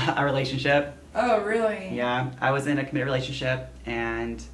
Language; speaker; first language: English; native; English